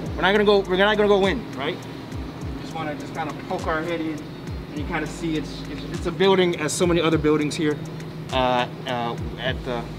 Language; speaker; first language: English; native; English